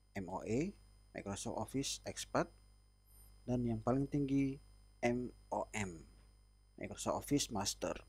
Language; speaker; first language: Indonesian; native; Indonesian